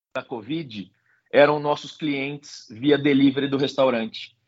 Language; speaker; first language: Portuguese; native; Portuguese